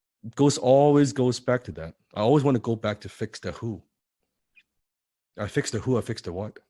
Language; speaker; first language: English; non-native, fluent; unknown